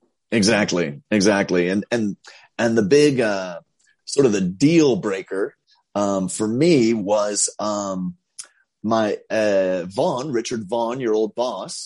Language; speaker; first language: English; native; English